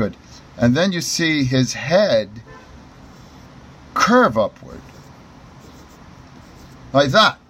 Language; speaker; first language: English; native; English